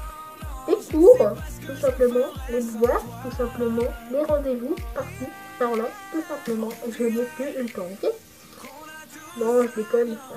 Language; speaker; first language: French; native; French